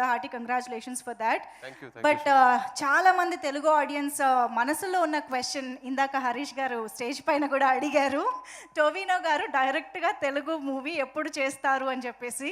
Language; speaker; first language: Telugu; native; Telugu